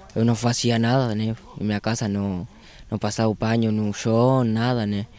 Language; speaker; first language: Portuguese; non-native, learner; Spanish